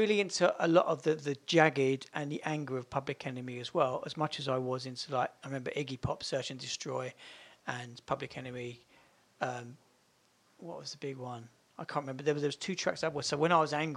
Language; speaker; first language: English; native; English